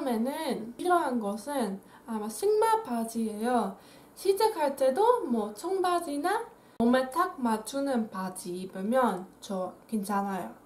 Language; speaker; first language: Korean; non-native, fluent; Dutch